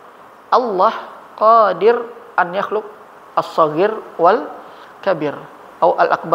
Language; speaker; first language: Arabic; non-native, learner; Malay